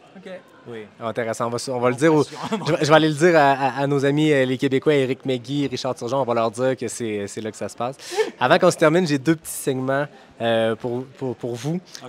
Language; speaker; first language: French; native; French